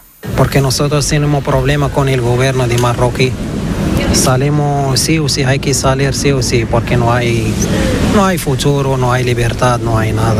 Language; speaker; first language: Spanish; non-native, learner; Arabic